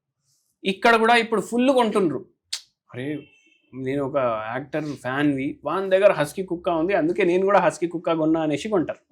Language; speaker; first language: Telugu; native; Telugu